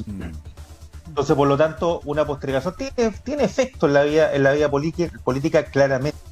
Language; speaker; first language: Spanish; native; Spanish